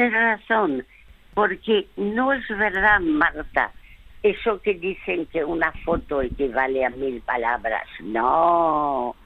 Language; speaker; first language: Spanish; early bilingual, other home language; French